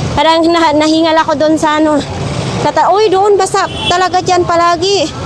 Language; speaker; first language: Filipino; non-native, local second language; Masbatenyo